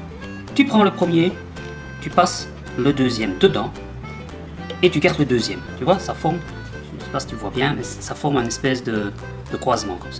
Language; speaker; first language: French; native; French